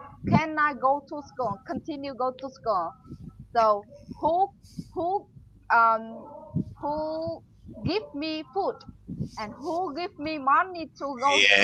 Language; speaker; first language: English; non-native, learner; Vietnamese